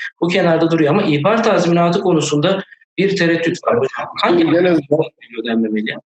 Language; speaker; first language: Turkish; native; Turkish